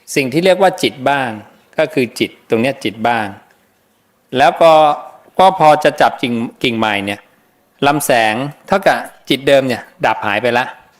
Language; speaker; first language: Thai; native; Thai